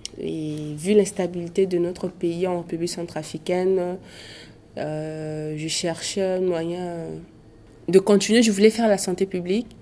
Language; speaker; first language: French; non-native, local second language; Sango